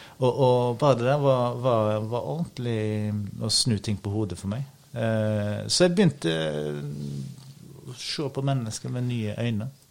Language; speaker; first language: Norwegian; native; Norwegian